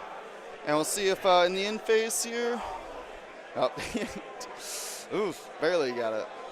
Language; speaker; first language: English; native; English